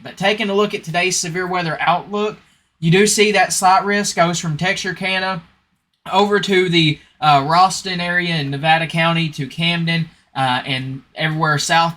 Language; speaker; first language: English; native; English